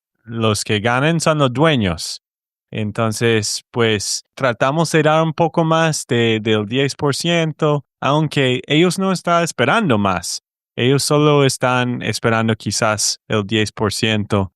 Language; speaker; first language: Spanish; non-native, fluent; English